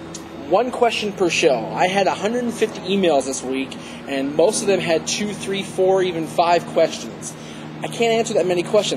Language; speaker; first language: English; native; English